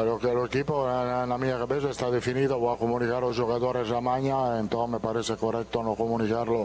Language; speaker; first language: Portuguese; non-native, fluent; Italian